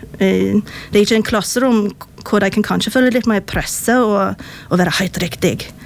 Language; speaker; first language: Norwegian; non-native, fluent; English